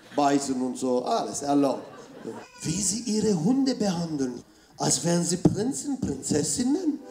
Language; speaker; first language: German; non-native, fluent; Turkish